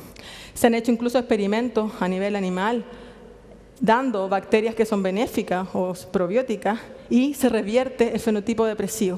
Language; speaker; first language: Spanish; native; Spanish